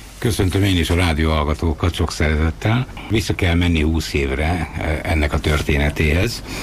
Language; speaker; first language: Hungarian; native; Hungarian